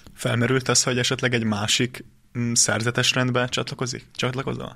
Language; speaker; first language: Hungarian; native; Hungarian